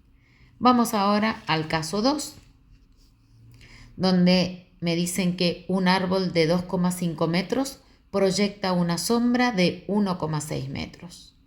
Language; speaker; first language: Spanish; native; Spanish